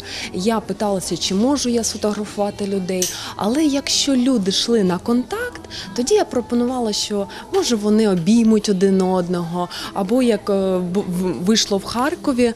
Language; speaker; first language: Ukrainian; non-native, local second language; Russian